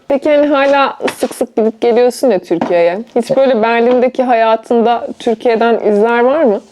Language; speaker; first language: Turkish; native; Turkish